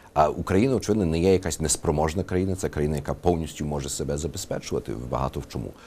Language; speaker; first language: Ukrainian; early bilingual, heritage; Ukrainian